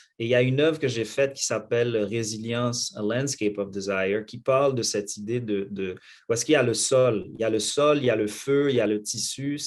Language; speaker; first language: French; non-native, local second language; Haitian Creole